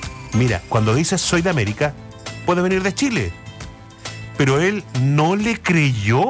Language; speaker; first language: Spanish; native; Spanish